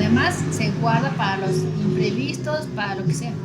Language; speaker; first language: Spanish; native; Spanish